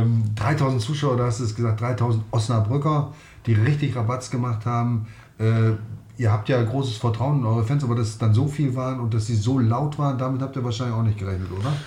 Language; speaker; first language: German; native; German